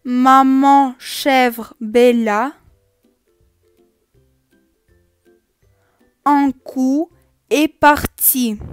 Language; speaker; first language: French; non-native, fluent; Russian